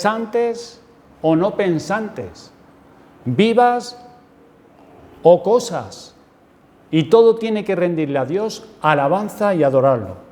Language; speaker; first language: Spanish; native; Spanish